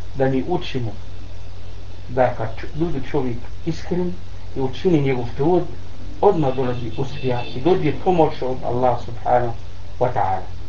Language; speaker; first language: Bosnian; non-native, learner; Arabic